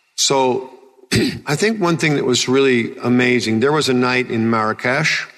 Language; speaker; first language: English; native; English